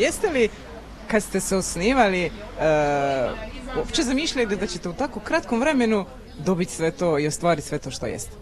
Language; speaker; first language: Croatian; native; Croatian